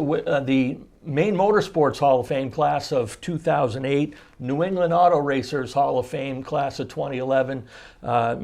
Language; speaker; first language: English; native; English